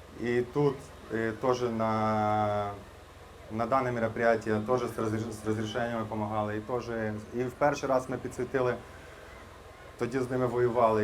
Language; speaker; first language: Ukrainian; non-native, local second language; Russian